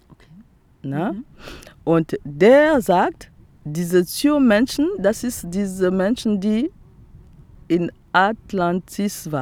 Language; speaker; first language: German; non-native, fluent; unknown